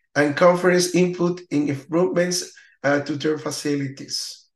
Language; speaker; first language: English; non-native, learner; Spanish